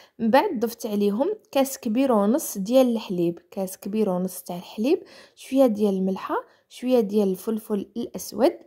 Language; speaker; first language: Arabic; native; Arabic